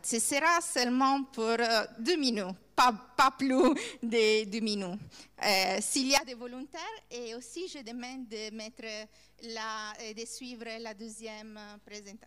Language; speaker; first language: French; non-native, learner; Italian